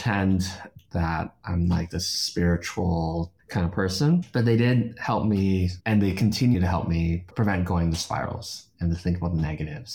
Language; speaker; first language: English; native; English